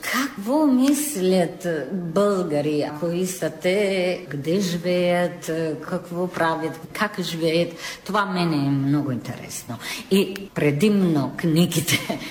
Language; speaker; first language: Bulgarian; non-native, learner; Italian